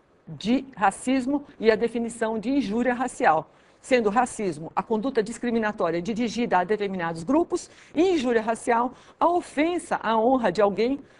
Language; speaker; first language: Portuguese; native; Portuguese